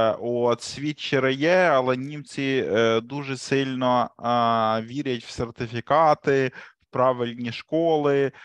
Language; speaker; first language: Ukrainian; native; Ukrainian